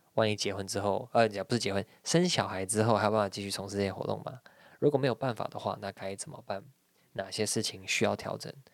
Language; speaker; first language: Chinese; native; Chinese